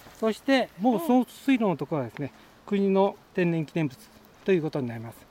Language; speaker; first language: Japanese; native; Japanese